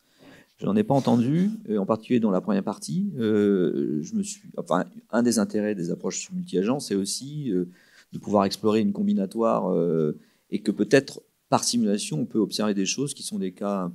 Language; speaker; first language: French; native; French